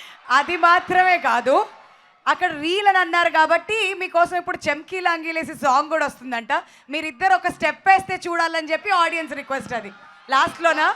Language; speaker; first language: Telugu; native; Telugu